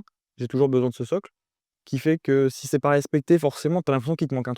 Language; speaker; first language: French; native; French